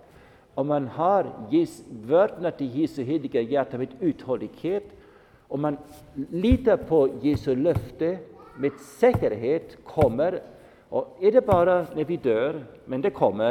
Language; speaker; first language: Swedish; non-native, fluent; German